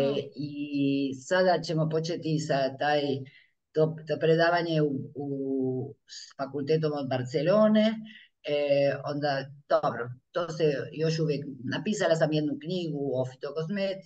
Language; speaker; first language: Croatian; early bilingual, heritage; Croatian